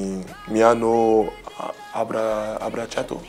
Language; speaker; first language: Italian; non-native, learner; French